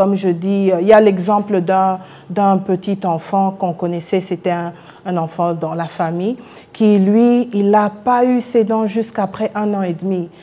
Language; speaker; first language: French; non-native, local second language; Lingala